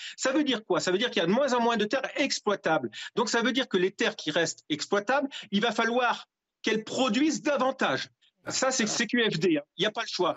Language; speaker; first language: French; native; French